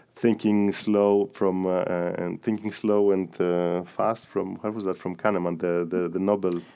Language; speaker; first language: English; non-native, fluent; Greek